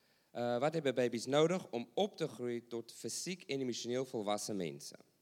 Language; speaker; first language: Dutch; non-native, learner; English